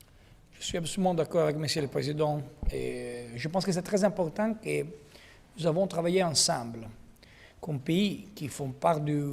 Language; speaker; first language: French; non-native, learner; Italian